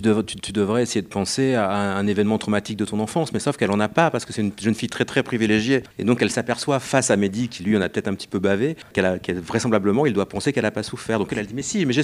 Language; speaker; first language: French; native; French